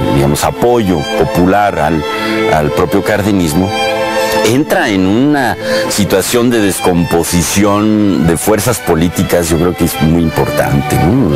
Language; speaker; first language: Spanish; native; Spanish